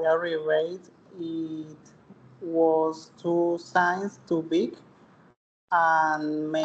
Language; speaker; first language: English; non-native, learner; Spanish